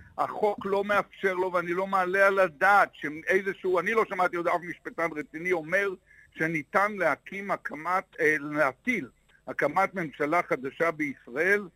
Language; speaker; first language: Hebrew; native; Hebrew